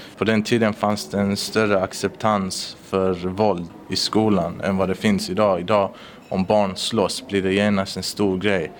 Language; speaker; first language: Swedish; early bilingual, other home language; Persian